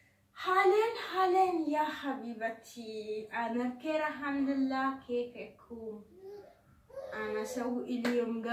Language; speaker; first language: Arabic; non-native, learner; Oromo